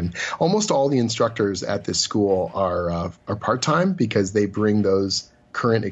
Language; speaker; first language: English; native; English